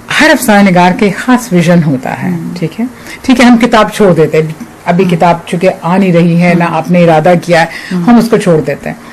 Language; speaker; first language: Urdu; native; Urdu